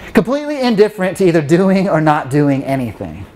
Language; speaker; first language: English; native; English